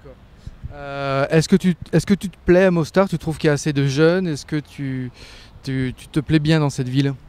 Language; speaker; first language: French; native; French